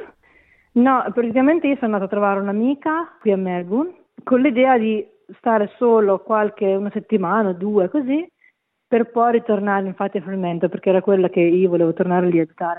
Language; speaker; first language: Italian; native; Italian